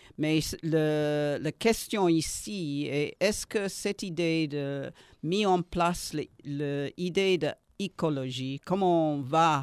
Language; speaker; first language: French; non-native, learner; English